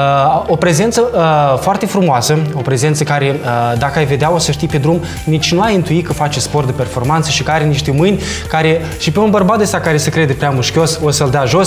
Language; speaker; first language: Romanian; native; Romanian